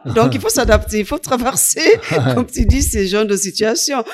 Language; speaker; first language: French; non-native, fluent; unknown